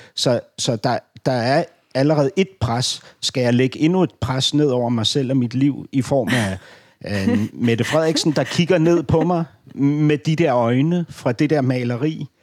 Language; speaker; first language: Danish; native; Danish